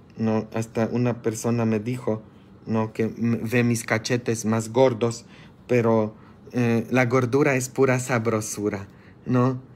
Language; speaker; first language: Spanish; non-native, fluent; Polish